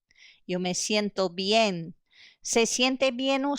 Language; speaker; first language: Spanish; non-native, fluent; English